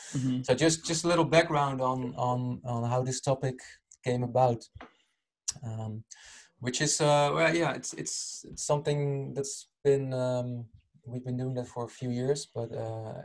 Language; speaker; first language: English; non-native, fluent; Dutch